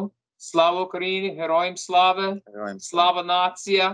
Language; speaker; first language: Ukrainian; early bilingual, heritage; Ukrainian